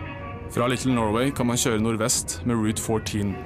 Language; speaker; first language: Norwegian; native; Norwegian